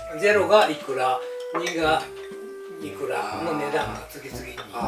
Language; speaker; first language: Japanese; native; Japanese